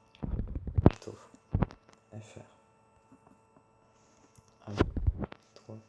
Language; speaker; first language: French; native; French